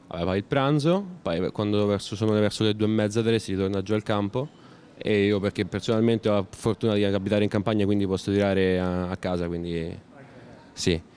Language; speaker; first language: Italian; native; Italian